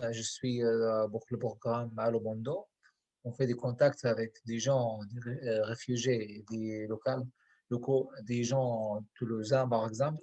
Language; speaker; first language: French; non-native, fluent; Arabic